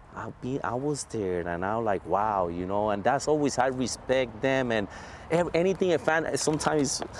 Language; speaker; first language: English; non-native, fluent; Spanish